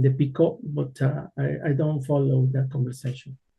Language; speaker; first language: English; non-native, learner; Spanish